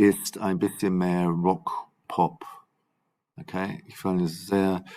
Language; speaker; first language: German; non-native, fluent; English